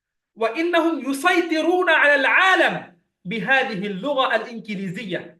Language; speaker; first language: Arabic; non-native, fluent; Bangla